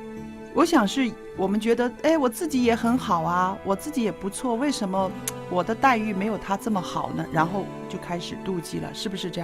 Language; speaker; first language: Chinese; native; Chinese